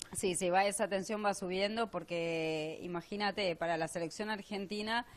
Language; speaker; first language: Spanish; native; Spanish